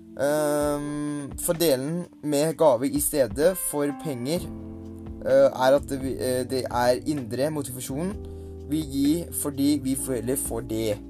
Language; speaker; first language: Norwegian; non-native, learner; Thai